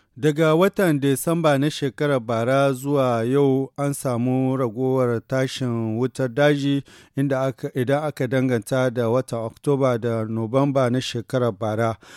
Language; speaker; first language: Hausa; native; Hausa